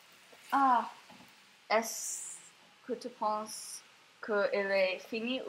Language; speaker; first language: French; non-native, learner; English